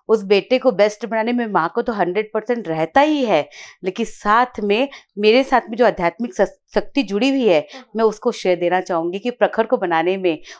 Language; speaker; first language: Hindi; native; Hindi